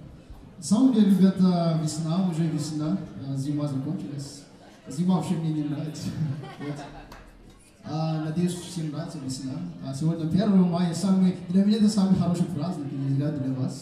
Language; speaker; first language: Russian; non-native, fluent; Malagasy